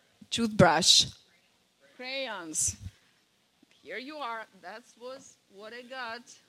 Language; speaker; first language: English; non-native, fluent; Russian